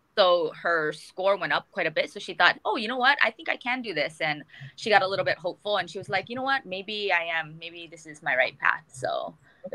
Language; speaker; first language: English; early bilingual, other home language; Korean